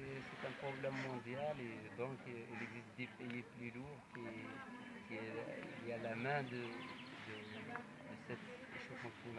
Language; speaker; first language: French; non-native, learner; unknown